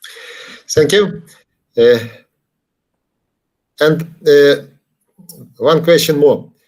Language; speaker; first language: English; non-native, learner; Ukrainian